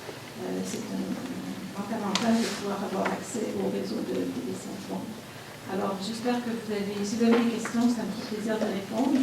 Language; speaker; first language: French; native; French